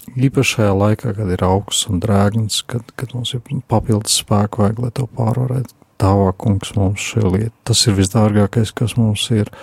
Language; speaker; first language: Latvian; native; Latvian